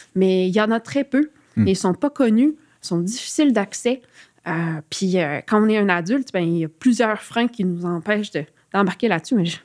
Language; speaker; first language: French; native; French